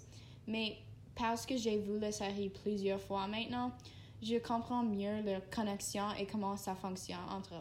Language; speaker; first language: French; non-native, learner; English